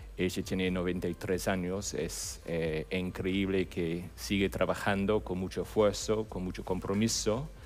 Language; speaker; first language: Spanish; non-native, fluent; English